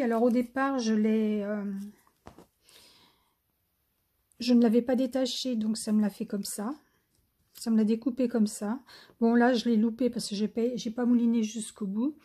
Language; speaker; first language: French; native; French